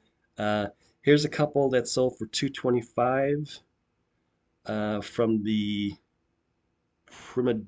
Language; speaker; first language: English; native; English